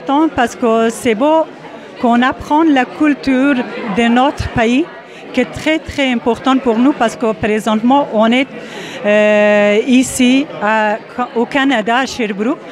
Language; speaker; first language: French; non-native, fluent; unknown